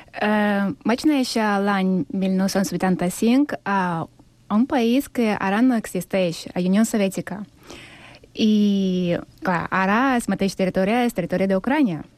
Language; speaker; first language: Catalan; non-native, fluent; Russian